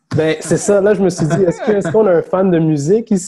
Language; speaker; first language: French; native; French